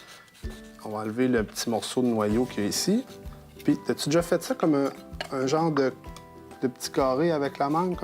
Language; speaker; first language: French; native; French